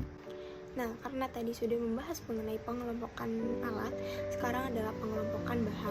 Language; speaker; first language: Malay; native; Malay